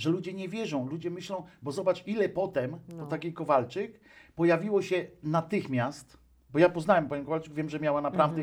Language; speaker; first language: Polish; native; Polish